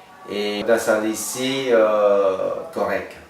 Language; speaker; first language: French; non-native, fluent; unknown